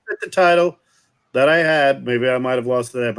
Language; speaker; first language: English; native; English